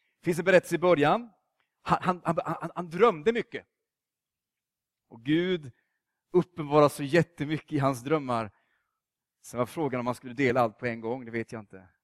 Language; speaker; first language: Swedish; native; Swedish